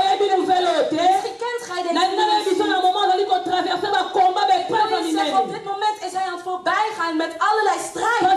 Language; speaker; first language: Dutch; non-native, learner; French